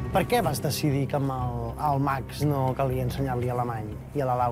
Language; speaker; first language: Catalan; native; Catalan